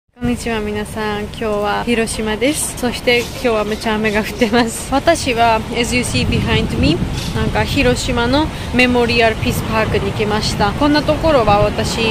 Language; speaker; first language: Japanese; non-native, learner; Georgian